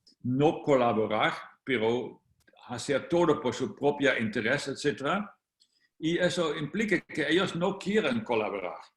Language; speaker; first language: Spanish; non-native, fluent; Dutch